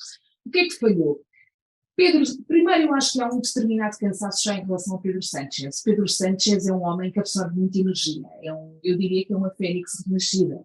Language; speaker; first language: Portuguese; native; Portuguese